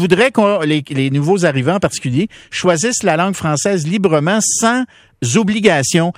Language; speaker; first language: French; native; French